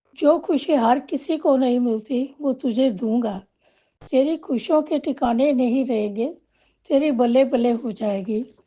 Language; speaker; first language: Hindi; non-native, local second language; Punjabi